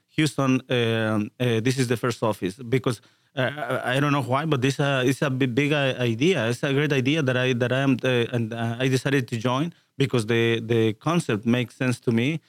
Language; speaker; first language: English; non-native, fluent; Spanish